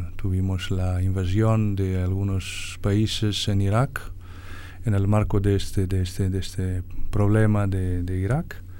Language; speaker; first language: Spanish; non-native, fluent; Greek